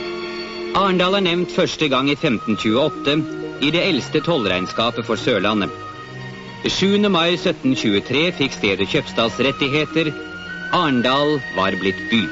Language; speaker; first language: Norwegian; native; Norwegian